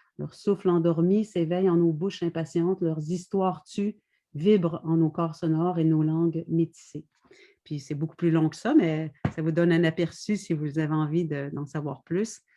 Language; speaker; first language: French; native; French